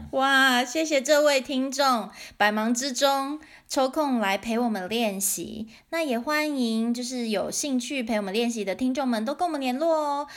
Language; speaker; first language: Chinese; native; Chinese